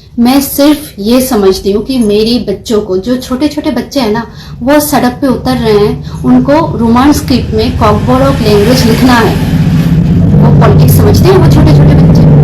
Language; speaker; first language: Hindi; non-native, local second language; Kok Borok